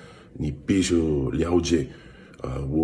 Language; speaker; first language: Chinese; non-native, learner; English